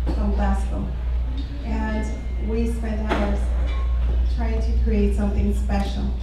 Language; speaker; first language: English; early bilingual, other home language; Spanish